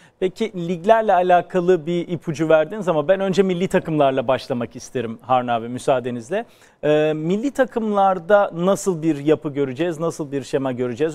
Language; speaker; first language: Turkish; native; Turkish